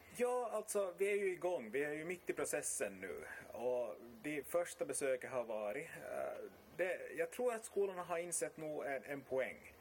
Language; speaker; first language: Swedish; native; Swedish